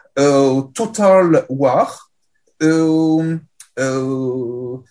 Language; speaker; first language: English; non-native, fluent; French